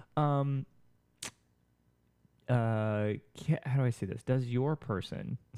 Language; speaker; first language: English; native; English